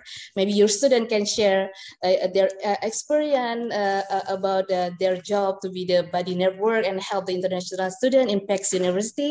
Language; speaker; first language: English; non-native, fluent; Indonesian